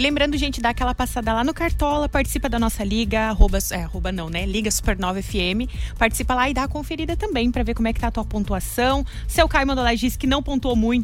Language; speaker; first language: Portuguese; native; Portuguese